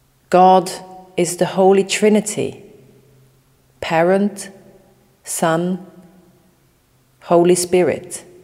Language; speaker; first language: English; non-native, fluent; German